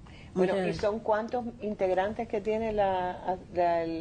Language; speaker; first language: Spanish; native; Spanish